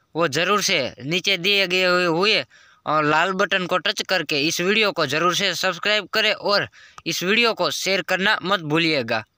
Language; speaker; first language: Hindi; non-native, local second language; Gujarati